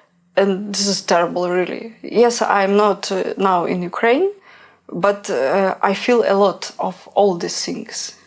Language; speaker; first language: English; non-native, learner; Ukrainian